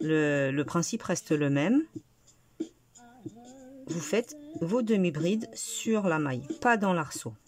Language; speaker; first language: French; native; French